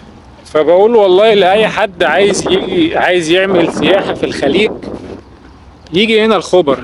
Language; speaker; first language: Arabic; native; Arabic